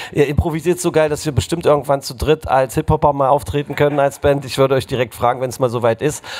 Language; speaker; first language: German; native; German